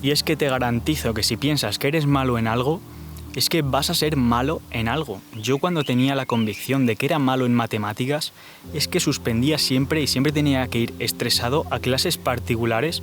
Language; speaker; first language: Spanish; native; Spanish